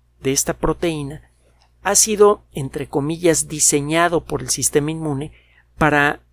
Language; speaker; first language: Spanish; native; Spanish